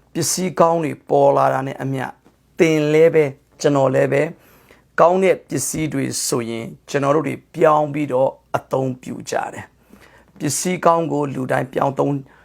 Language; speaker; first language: Burmese; non-native, local second language; Hakha Chin